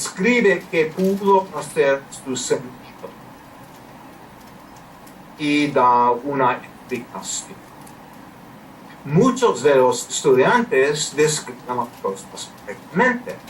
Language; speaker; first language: Spanish; non-native, learner; English